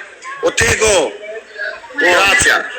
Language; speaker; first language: Spanish; non-native, learner; Albanian